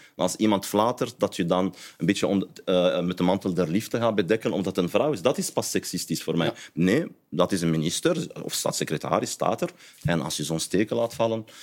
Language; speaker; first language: Dutch; non-native, fluent; Arabic